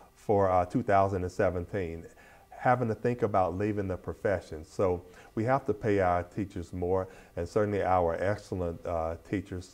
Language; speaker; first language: English; native; English